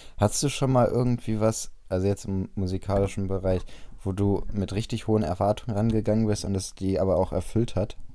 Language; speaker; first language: German; native; German